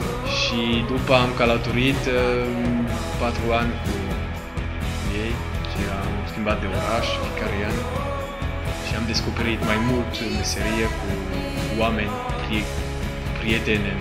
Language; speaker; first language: Romanian; non-native, learner; French